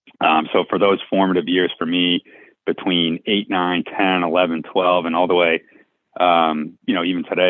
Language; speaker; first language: English; native; English